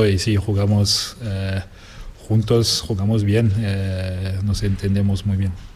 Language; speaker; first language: Spanish; non-native, fluent; French